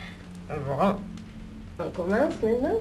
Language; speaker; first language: French; non-native, fluent; Italian